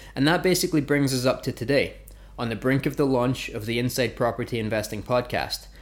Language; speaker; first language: English; native; English